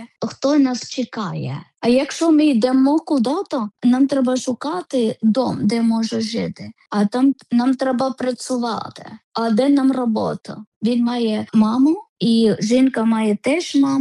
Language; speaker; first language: Ukrainian; non-native, learner; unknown